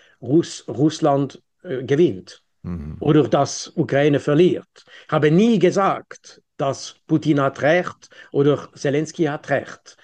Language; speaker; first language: German; non-native, local second language; French